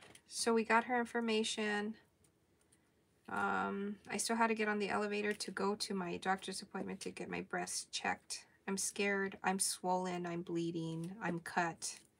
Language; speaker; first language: English; early bilingual, other home language; Spanish